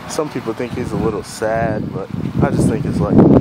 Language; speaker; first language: English; native; English